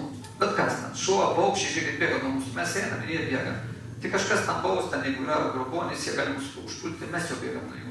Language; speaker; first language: Lithuanian; native; Lithuanian